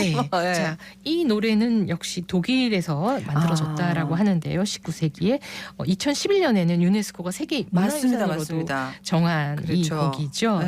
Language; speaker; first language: Korean; native; Korean